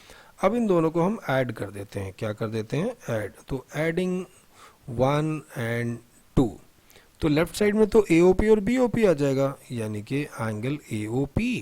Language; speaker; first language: Hindi; native; Hindi